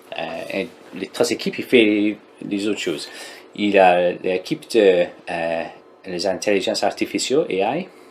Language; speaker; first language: French; non-native, learner; English